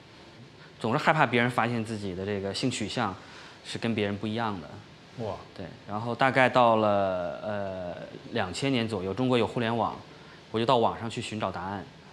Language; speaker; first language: Chinese; native; Chinese